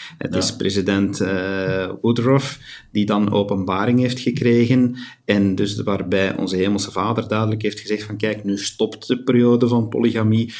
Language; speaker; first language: Dutch; native; Dutch